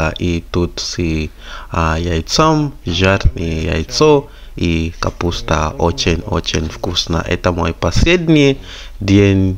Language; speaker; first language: Russian; non-native, fluent; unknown